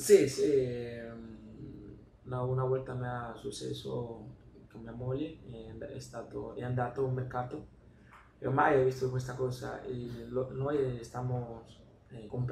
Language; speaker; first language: Italian; non-native, learner; Spanish